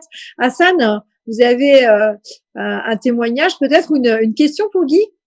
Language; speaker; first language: French; native; French